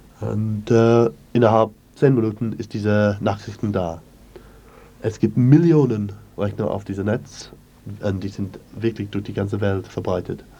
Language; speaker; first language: German; non-native, learner; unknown